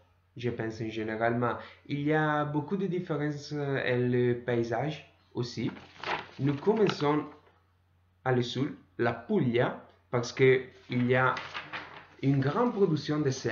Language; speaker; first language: French; non-native, learner; Italian